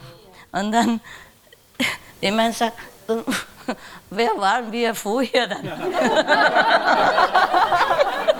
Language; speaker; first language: German; non-native, learner; Vietnamese